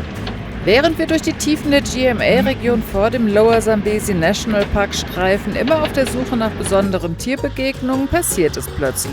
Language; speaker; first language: German; native; German